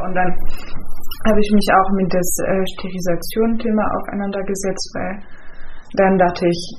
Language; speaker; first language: German; non-native, fluent; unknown